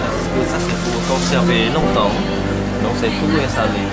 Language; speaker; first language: French; non-native, learner; Khmer